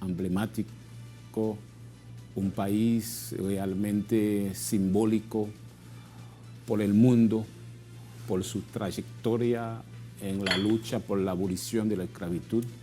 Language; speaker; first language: Spanish; non-native, fluent; Haitian Creole